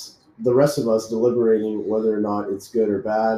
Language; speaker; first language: English; native; English